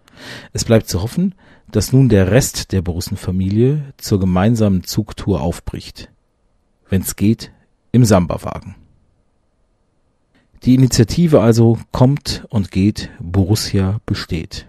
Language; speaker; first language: German; native; German